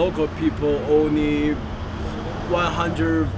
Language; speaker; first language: English; non-native, learner; Chinese